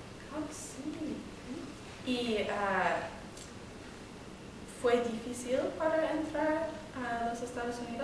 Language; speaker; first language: Spanish; non-native, learner; English